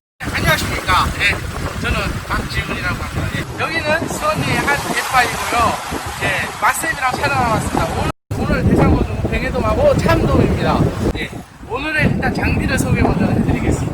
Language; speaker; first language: Korean; native; Korean